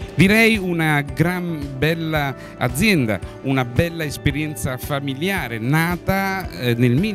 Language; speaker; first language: Italian; native; Italian